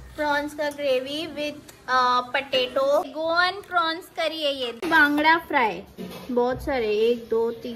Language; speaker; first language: Hindi; non-native, local second language; Marathi